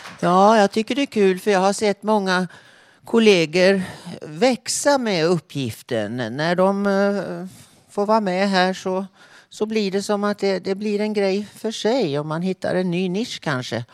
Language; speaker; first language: Swedish; native; Swedish